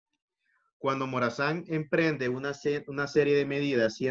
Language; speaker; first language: Spanish; native; Spanish